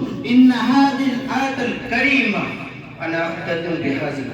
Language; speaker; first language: Arabic; non-native, learner; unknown